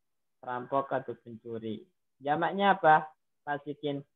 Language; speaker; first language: Indonesian; native; Indonesian